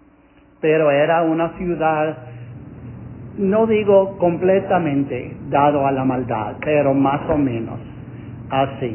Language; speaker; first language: Spanish; non-native, fluent; English